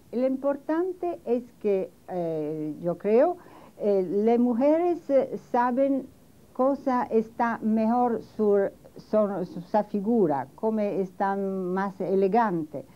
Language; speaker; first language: Spanish; non-native, learner; Italian